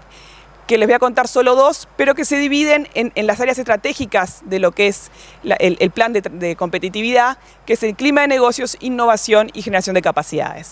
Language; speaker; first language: Spanish; native; Spanish